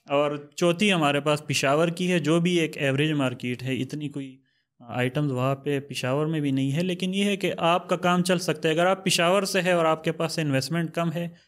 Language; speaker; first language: Urdu; non-native, local second language; Pashto